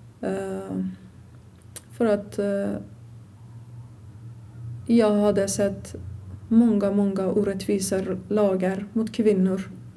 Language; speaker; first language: Swedish; non-native, learner; Persian